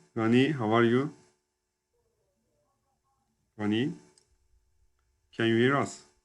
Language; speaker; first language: English; non-native, learner; Turkish